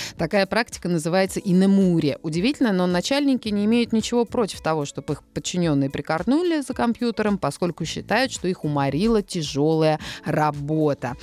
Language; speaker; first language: Russian; native; Russian